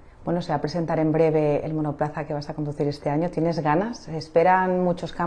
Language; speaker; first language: Spanish; native; Spanish